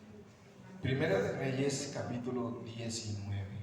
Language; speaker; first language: Spanish; native; Spanish